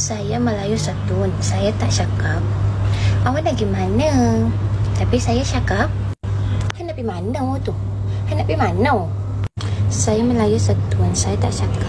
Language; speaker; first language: Malay; native; Malay